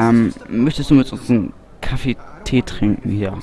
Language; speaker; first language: German; native; German